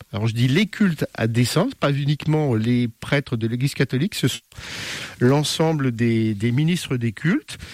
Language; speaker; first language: French; native; French